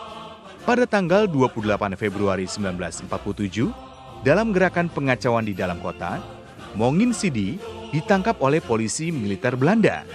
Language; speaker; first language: Indonesian; native; Indonesian